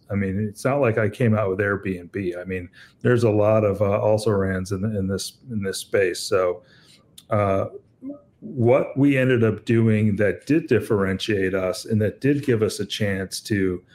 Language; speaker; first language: English; native; English